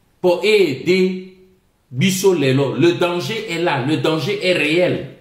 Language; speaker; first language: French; non-native, local second language; Lingala